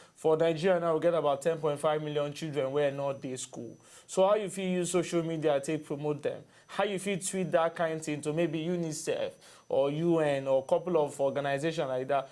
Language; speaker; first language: Nigerian Pidgin; non-native, local second language; Bini